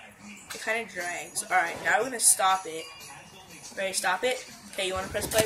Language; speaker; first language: English; native; English